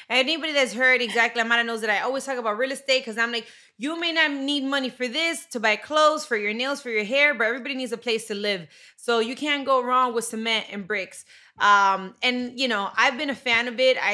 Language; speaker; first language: English; early bilingual, other home language; Spanish